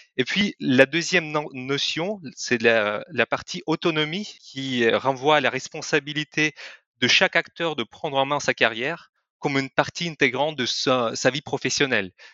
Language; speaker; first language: French; non-native, fluent; Russian